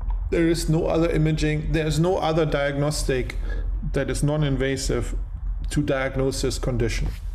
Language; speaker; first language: English; non-native, fluent; German